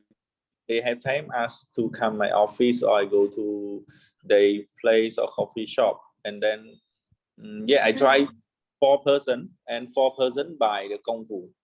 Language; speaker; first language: English; non-native, learner; Vietnamese